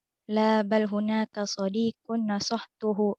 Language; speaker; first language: Arabic; non-native, learner; Indonesian